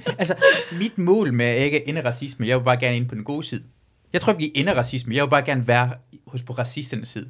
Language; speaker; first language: Danish; early bilingual, other home language; Persian